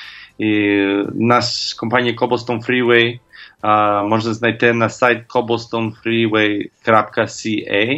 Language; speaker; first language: Ukrainian; non-native, learner; English